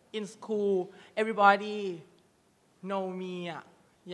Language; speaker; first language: English; non-native, learner; Thai